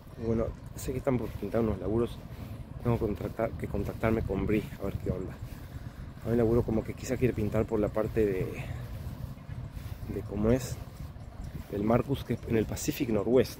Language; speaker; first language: Spanish; native; Spanish